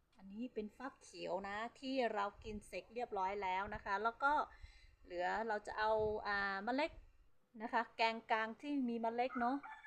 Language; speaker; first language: Thai; non-native, local second language; Hmong